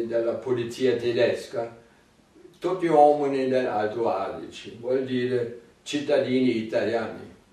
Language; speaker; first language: Italian; non-native, fluent; German